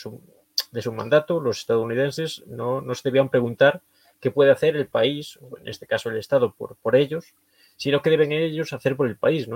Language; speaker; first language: Spanish; native; Spanish